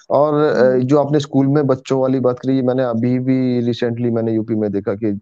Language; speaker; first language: Hindi; native; Hindi